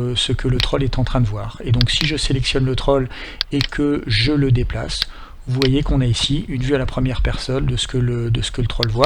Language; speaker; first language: French; native; French